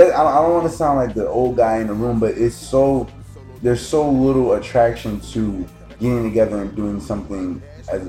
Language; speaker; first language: English; native; English